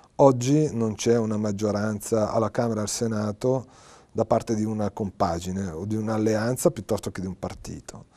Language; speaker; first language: Italian; native; Italian